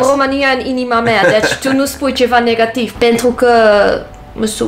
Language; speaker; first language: Romanian; non-native, learner; Dutch